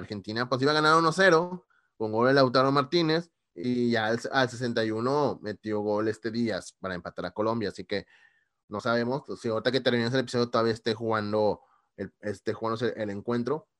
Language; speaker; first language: Spanish; native; Spanish